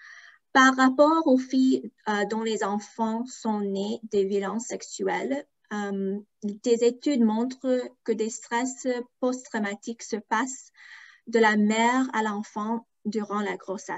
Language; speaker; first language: French; non-native, fluent; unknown